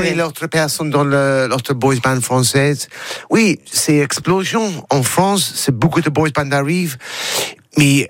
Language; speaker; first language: French; non-native, learner; English